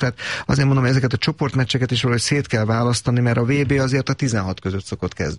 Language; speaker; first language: Hungarian; native; Hungarian